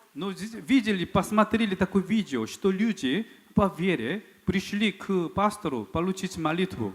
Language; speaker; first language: Russian; non-native, fluent; Korean